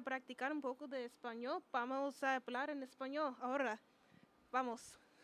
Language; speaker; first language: Spanish; non-native, learner; English